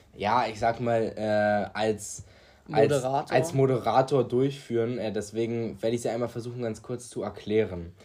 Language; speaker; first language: German; early bilingual, other home language; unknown